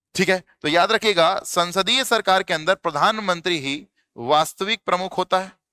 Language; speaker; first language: Hindi; native; Hindi